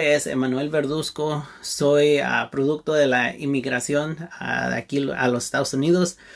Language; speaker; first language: Spanish; early bilingual, heritage; Spanish